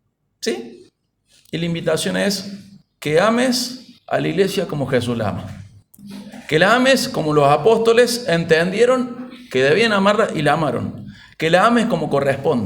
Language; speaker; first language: Spanish; native; Spanish